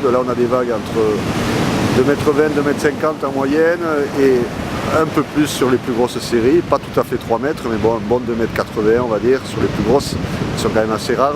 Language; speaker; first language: French; native; French